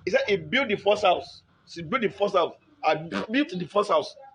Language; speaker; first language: English; non-native, local second language; Yoruba